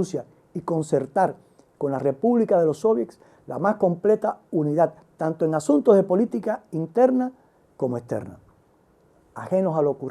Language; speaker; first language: Spanish; native; Spanish